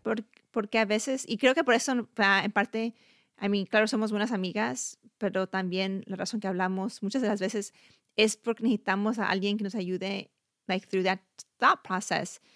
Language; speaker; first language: Spanish; early bilingual, heritage; Spanish